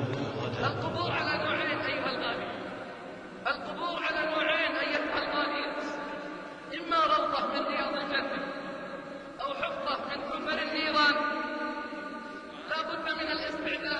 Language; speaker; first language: Arabic; native; Arabic